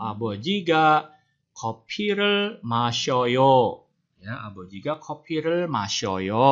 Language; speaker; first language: Korean; non-native, fluent; Indonesian